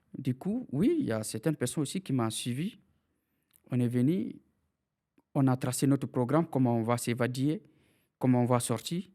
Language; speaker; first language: French; non-native, local second language; Fula